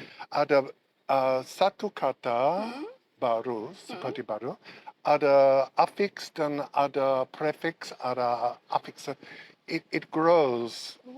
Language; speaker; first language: Indonesian; non-native, learner; English